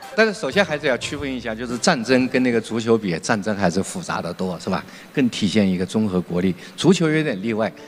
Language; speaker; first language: Chinese; native; Chinese